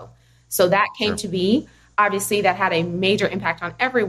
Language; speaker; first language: English; native; English